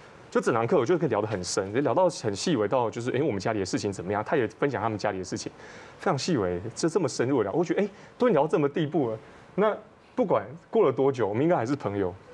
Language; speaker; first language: Chinese; native; Chinese